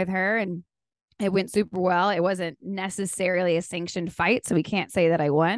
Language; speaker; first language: English; native; English